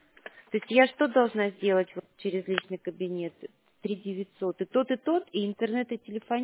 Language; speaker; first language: Russian; native; Russian